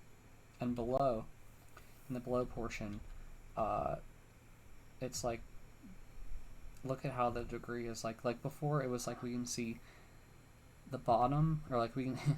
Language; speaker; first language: English; native; English